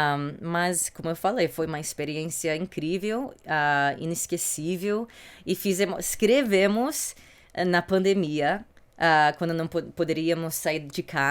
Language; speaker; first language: Portuguese; early bilingual, heritage; English